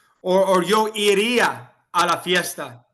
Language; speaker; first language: Spanish; non-native, fluent; English